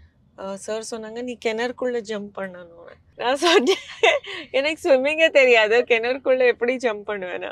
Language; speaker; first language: Tamil; non-native, fluent; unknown